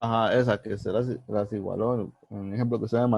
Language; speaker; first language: Spanish; native; Spanish